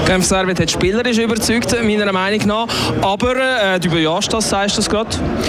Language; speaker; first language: German; native; German